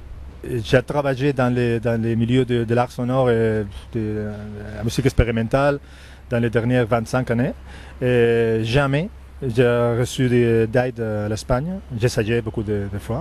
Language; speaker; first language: French; non-native, fluent; Spanish